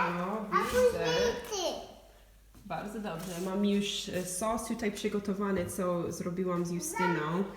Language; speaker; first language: Polish; non-native, learner; English